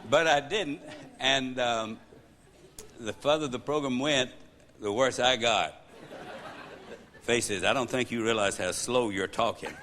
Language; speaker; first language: English; native; English